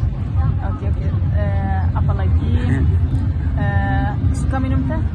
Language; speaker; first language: Indonesian; non-native, learner; Turkish